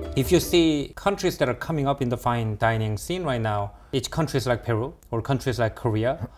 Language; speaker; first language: English; early bilingual, other home language; Korean